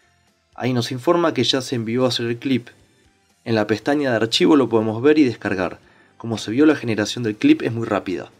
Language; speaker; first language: Spanish; native; Spanish